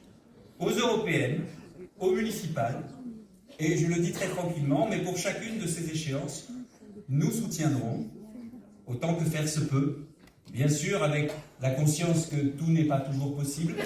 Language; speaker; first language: French; native; French